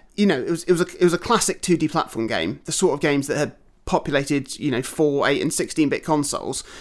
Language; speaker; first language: English; native; English